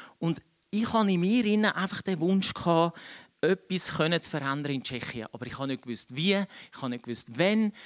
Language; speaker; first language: German; early bilingual, other home language; Czech